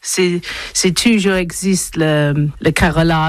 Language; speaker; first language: French; non-native, learner; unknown